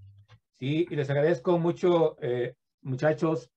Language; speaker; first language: Spanish; native; Spanish